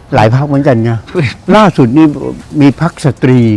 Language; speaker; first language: Thai; native; Thai